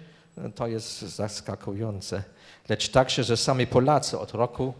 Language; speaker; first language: Polish; non-native, fluent; German